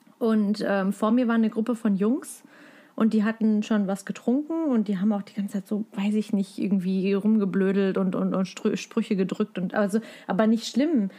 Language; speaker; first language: German; native; German